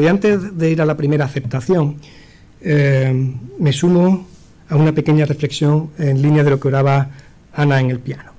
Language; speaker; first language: Spanish; native; Spanish